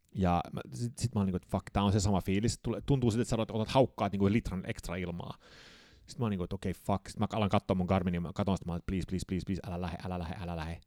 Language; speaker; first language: Finnish; early bilingual, heritage; Finnish